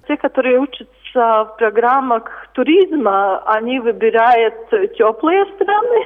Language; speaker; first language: Russian; non-native, local second language; Latvian